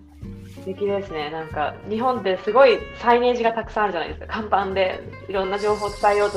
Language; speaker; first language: Japanese; native; Japanese